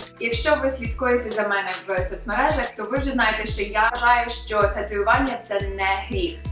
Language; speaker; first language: Ukrainian; early bilingual, other home language; English